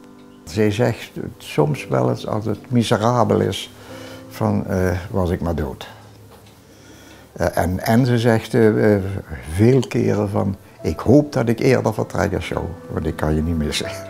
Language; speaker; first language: Dutch; non-native, local second language; Limburgish